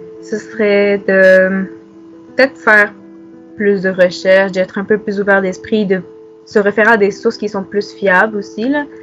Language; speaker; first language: French; early bilingual, other home language; Arabic